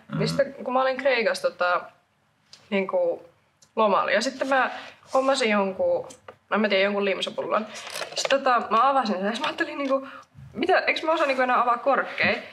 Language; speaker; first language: Finnish; native; Finnish